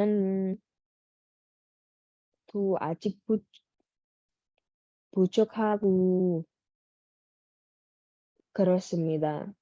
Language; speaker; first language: Korean; non-native, learner; Indonesian